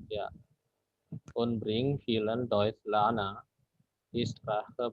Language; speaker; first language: German; non-native, fluent; Indonesian